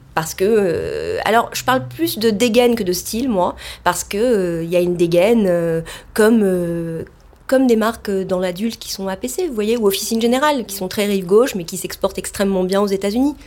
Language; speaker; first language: French; native; French